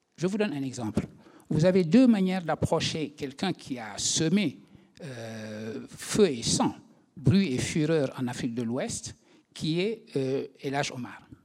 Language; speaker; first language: French; non-native, local second language; Wolof